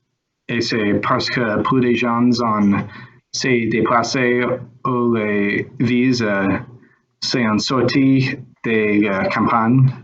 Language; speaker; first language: French; non-native, learner; English